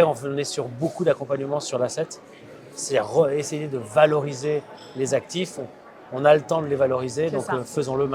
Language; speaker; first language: French; native; French